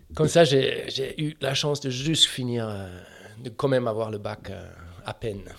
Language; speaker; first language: French; non-native, fluent; German